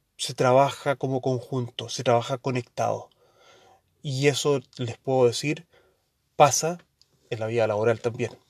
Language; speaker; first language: Spanish; early bilingual, heritage; Spanish